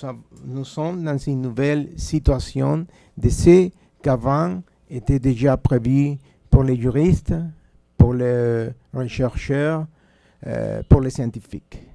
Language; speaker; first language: French; non-native, fluent; Spanish